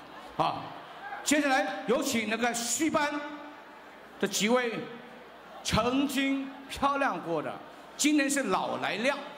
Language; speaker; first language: Chinese; early bilingual, heritage; Chinese